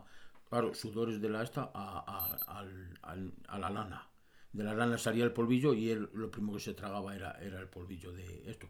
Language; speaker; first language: Spanish; native; Spanish